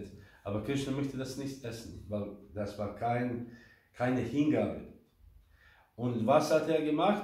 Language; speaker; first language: German; non-native, fluent; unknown